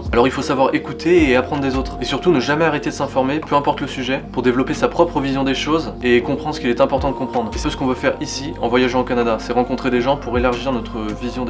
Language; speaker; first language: French; native; French